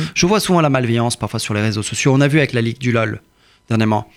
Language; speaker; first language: French; early bilingual, other home language; Persian